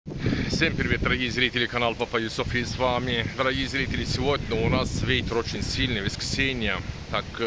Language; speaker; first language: Russian; non-native, learner; Turkish